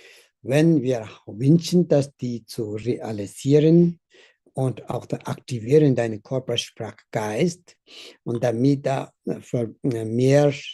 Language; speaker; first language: German; non-native, learner; Tibetan